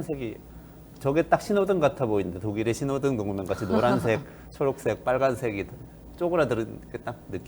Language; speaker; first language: Korean; native; Korean